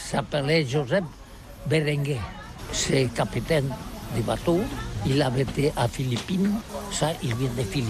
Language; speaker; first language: French; non-native, learner; Catalan